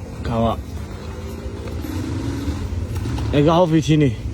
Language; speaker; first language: Chinese; native; Chinese